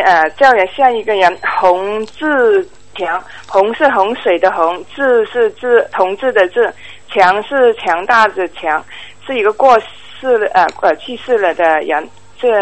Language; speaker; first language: Chinese; native; Chinese